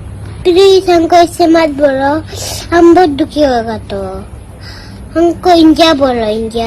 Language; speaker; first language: Hindi; non-native, local second language; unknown